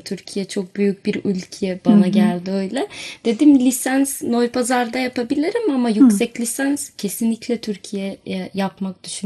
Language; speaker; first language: Turkish; non-native, learner; Bosnian